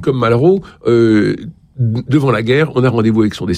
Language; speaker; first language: French; native; French